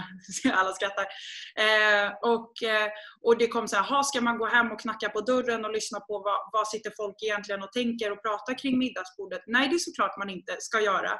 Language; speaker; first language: Swedish; native; Swedish